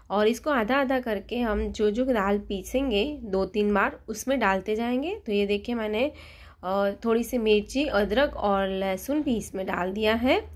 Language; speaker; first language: Hindi; non-native, local second language; Gujarati